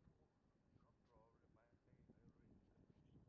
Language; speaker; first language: English; non-native, learner; Spanish